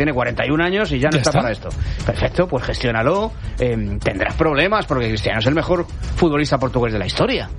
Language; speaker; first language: Spanish; native; Spanish